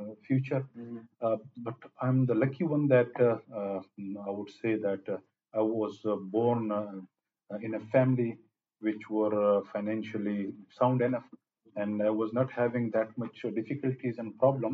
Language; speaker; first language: English; non-native, local second language; Pashto